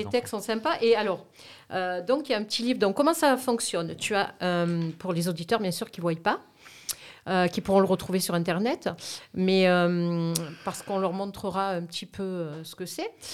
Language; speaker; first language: French; native; French